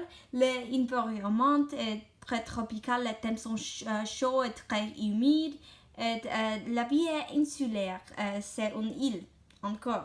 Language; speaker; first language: French; non-native, learner; English